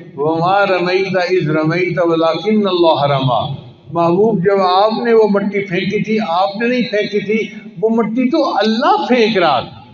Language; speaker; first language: Urdu; non-native, local second language; Punjabi